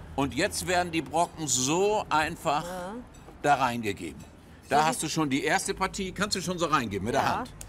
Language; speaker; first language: German; native; German